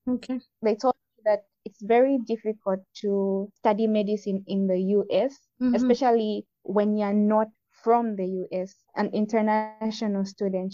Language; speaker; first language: English; non-native, local second language; Bemba